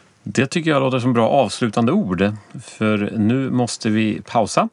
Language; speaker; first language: Swedish; native; Swedish